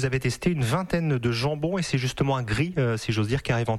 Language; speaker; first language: French; native; French